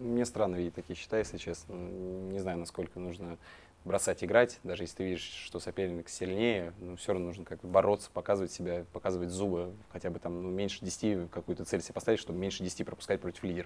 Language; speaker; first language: Russian; native; Russian